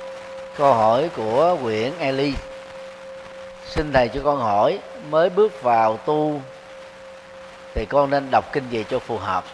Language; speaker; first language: Vietnamese; native; Vietnamese